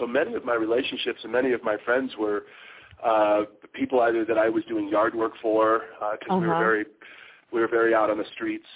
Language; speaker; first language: English; native; English